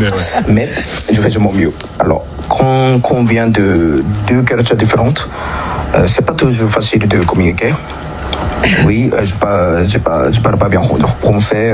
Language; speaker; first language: French; non-native, learner; Japanese